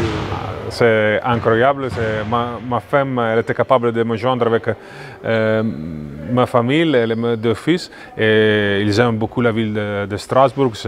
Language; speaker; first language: French; non-native, fluent; Italian